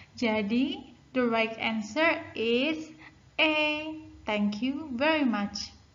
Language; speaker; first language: English; non-native, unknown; Indonesian